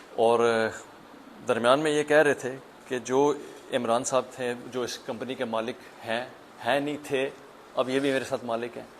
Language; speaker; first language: Urdu; native; Urdu